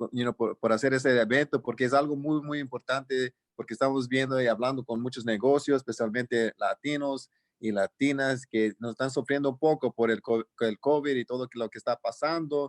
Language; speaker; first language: Spanish; early bilingual, heritage; Spanish